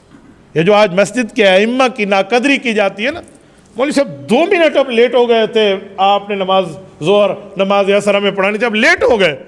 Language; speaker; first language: Urdu; native; Urdu